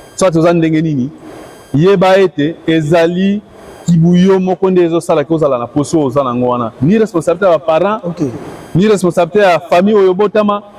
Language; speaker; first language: Lingala; non-native, local second language; Kongo